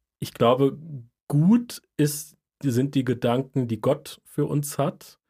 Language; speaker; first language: German; native; German